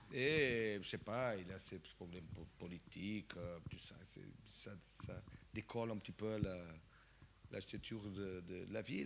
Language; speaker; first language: French; non-native, fluent; Portuguese